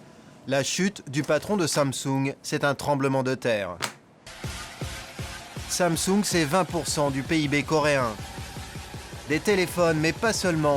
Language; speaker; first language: French; native; French